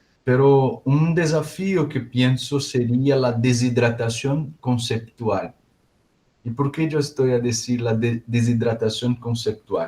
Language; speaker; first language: Spanish; non-native, learner; Portuguese